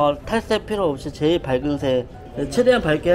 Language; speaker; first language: Korean; native; Korean